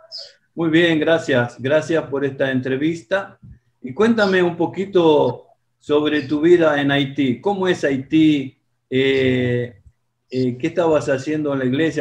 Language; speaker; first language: Spanish; non-native, fluent; Portuguese